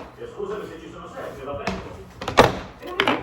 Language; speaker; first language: Italian; non-native, learner; Thai